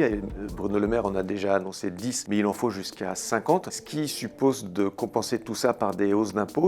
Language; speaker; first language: French; native; French